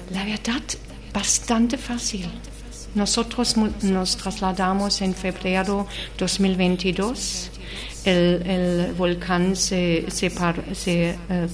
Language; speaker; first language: Spanish; non-native, fluent; German